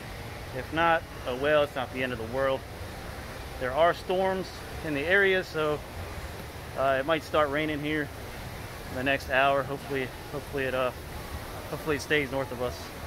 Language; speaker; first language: English; native; English